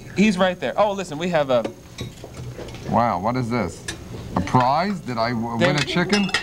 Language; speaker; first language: English; native; English